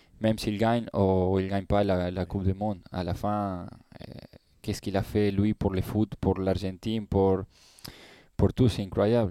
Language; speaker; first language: French; non-native, learner; Spanish